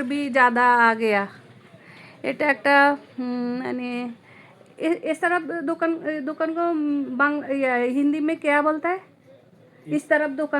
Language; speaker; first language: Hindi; non-native, learner; Bangla